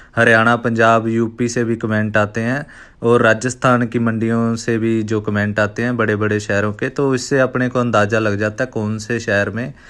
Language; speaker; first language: Hindi; non-native, local second language; Punjabi